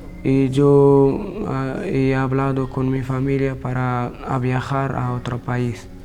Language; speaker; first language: Spanish; non-native, learner; Arabic